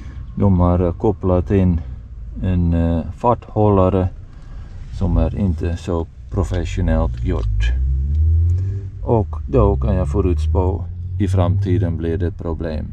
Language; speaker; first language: Swedish; non-native, fluent; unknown